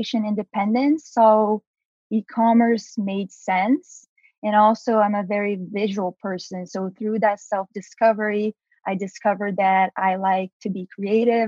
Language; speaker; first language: English; non-native, fluent; Portuguese